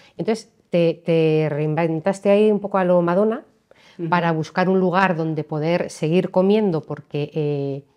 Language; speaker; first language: Spanish; native; Spanish